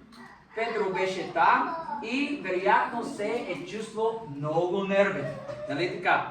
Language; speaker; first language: Bulgarian; non-native, fluent; English